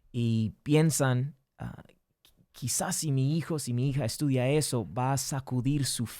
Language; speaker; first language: Spanish; early bilingual, heritage; English